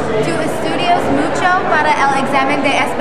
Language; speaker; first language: Spanish; non-native, learner; English